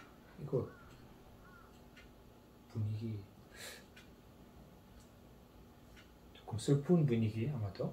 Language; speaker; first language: Korean; non-native, learner; Dutch